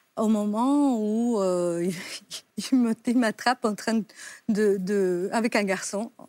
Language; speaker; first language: French; non-native, fluent; Italian